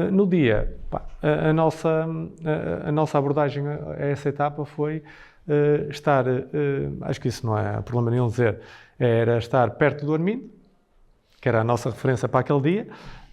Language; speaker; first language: Portuguese; native; Portuguese